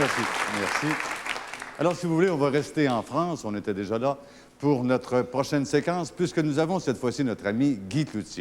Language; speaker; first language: French; native; French